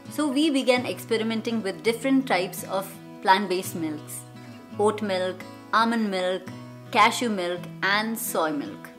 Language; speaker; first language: English; non-native, local second language; Malayalam